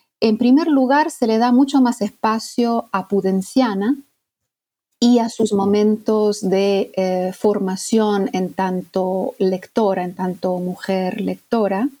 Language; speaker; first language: Spanish; non-native, fluent; Italian